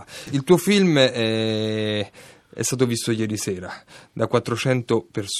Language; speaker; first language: Italian; native; Italian